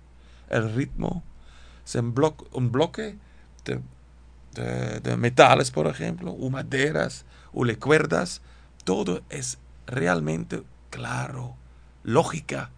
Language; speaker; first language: Spanish; non-native, learner; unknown